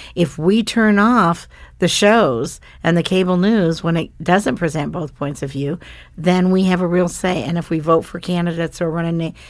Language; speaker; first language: English; native; English